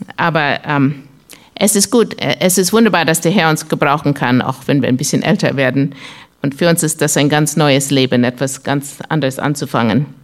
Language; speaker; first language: German; non-native, learner; English